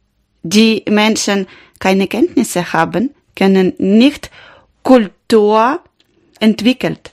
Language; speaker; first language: German; non-native, learner; Ukrainian